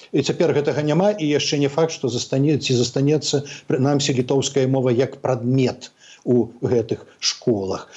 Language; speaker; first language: Belarusian; native; Belarusian